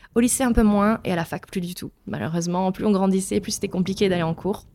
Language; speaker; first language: French; native; French